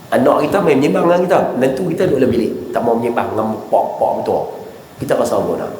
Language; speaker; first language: Malay; native; Malay